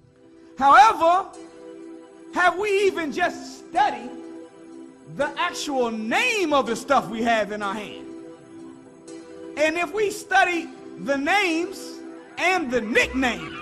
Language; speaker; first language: English; native; English